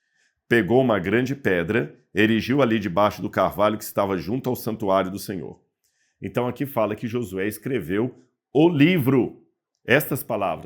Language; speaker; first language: Portuguese; native; Portuguese